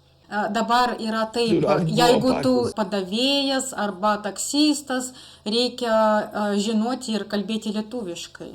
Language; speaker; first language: Lithuanian; non-native, learner; Russian